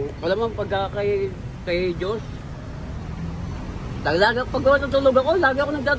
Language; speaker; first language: Filipino; native; Filipino